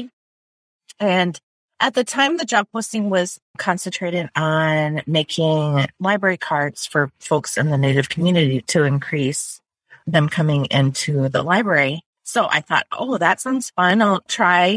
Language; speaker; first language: English; native; English